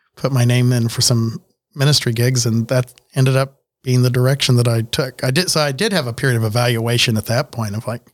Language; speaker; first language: English; native; English